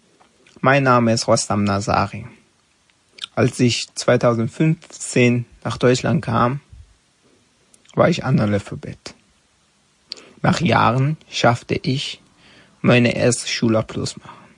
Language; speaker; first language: German; non-native, learner; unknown